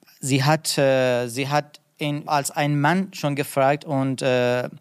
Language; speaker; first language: German; non-native, learner; Persian